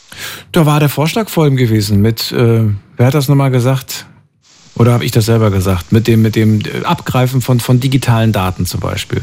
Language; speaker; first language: German; native; German